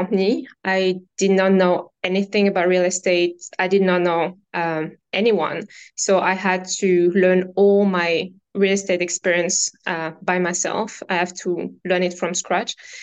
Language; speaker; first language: English; non-native, fluent; French